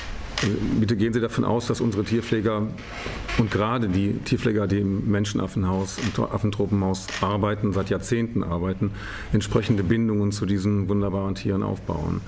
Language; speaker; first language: German; native; German